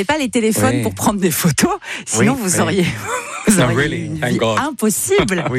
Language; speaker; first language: French; native; French